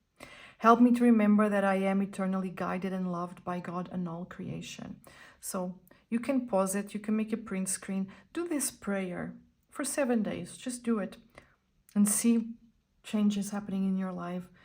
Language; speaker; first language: English; non-native, fluent; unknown